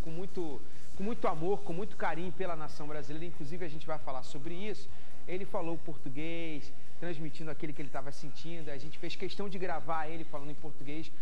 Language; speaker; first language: Portuguese; native; Portuguese